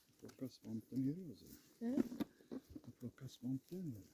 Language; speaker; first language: Swedish; non-native, learner; Thai